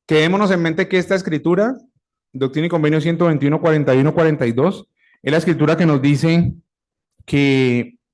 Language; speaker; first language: Spanish; native; Spanish